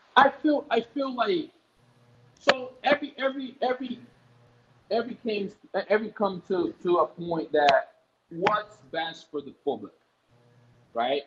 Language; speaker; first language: English; non-native, fluent; Portuguese